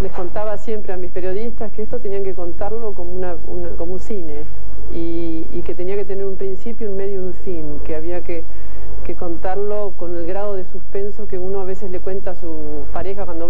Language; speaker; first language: Spanish; native; Spanish